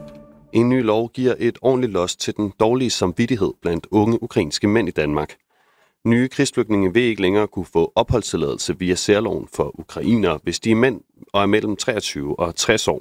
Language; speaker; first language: Danish; native; Danish